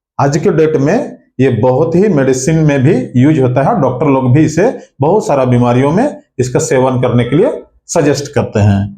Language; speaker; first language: Hindi; non-native, local second language; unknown